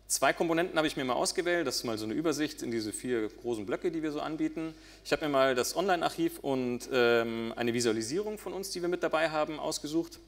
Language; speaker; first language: German; native; German